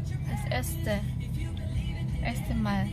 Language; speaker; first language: German; non-native, learner; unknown